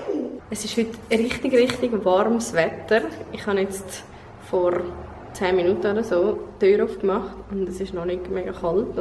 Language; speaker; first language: German; native; German